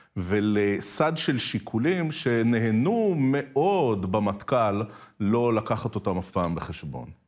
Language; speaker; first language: Hebrew; native; Hebrew